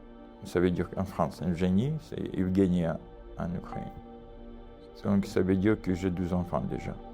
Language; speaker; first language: French; non-native, learner; Ukrainian